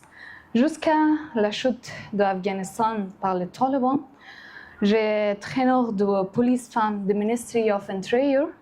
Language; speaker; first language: French; non-native, learner; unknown